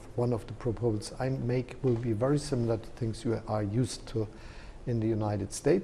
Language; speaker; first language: English; non-native, fluent; German